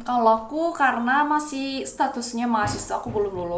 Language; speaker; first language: Indonesian; non-native, fluent; Korean